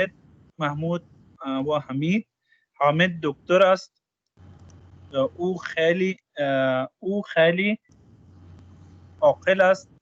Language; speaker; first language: Persian; non-native, learner; Urdu